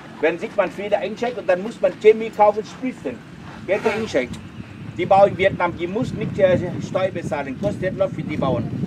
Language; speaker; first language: German; non-native, learner; Vietnamese